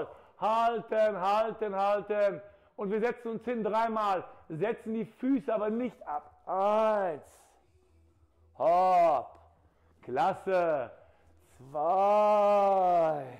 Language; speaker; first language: German; native; German